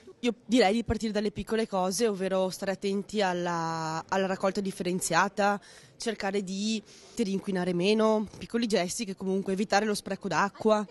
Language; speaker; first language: Italian; native; Italian